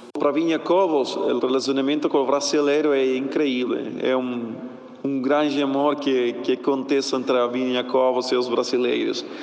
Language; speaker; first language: Portuguese; non-native, fluent; Spanish